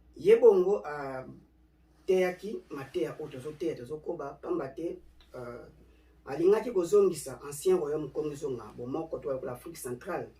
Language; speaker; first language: Lingala; non-native, local second language; Kongo